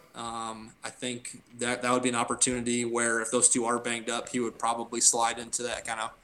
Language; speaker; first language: English; native; English